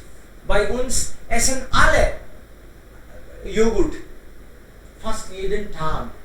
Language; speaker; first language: German; non-native, fluent; Hindi